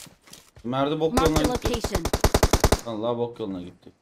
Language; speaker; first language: Turkish; native; Turkish